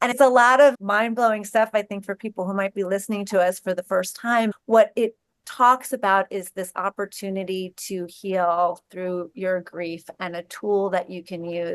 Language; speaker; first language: English; native; English